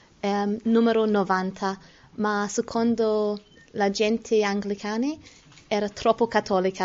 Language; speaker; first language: Italian; non-native, learner; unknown